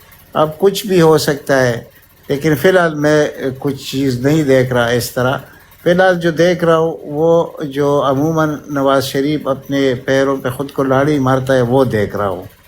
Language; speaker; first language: Urdu; native; Urdu